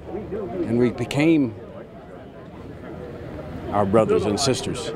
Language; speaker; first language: English; native; English